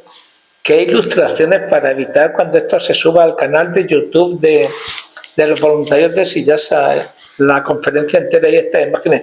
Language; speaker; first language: Spanish; native; Spanish